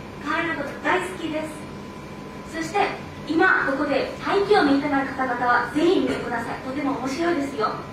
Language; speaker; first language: Japanese; non-native, fluent; Bangla